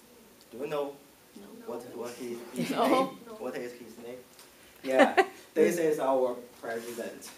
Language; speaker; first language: English; non-native, learner; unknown